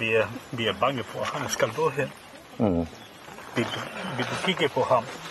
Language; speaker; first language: Danish; non-native, fluent; Spanish